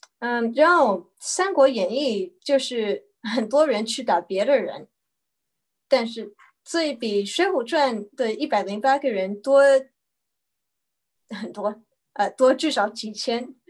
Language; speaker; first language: Chinese; early bilingual, heritage; Chinese